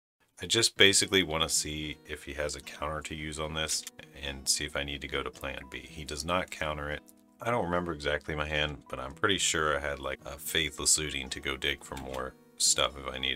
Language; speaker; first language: English; native; English